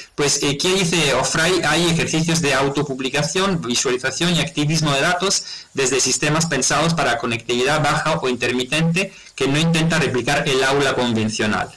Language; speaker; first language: Spanish; non-native, fluent; Italian